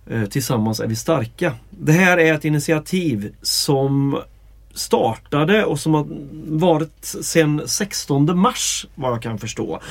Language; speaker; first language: Swedish; native; Swedish